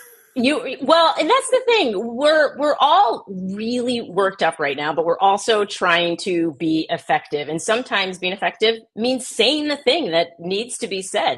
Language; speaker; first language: English; native; English